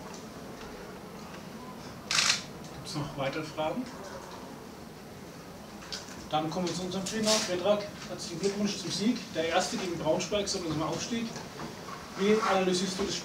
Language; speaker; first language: German; native; German